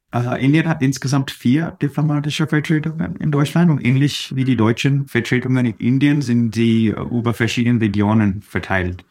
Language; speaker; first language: German; non-native, fluent; Telugu